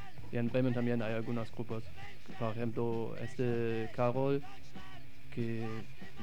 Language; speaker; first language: Spanish; non-native, fluent; German